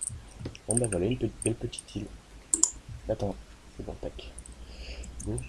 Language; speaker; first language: French; native; French